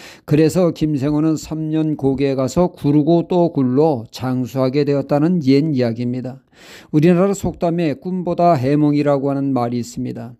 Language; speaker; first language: Korean; native; Korean